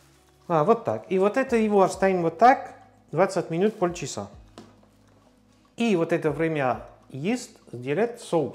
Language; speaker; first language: Russian; non-native, learner; French